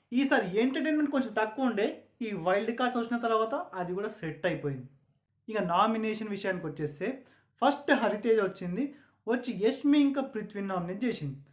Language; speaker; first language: Telugu; non-native, local second language; Urdu